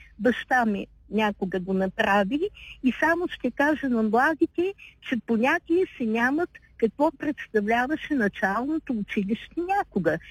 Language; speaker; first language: Bulgarian; native; Bulgarian